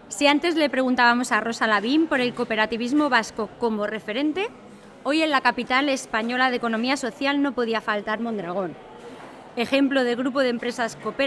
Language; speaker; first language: Spanish; native; Spanish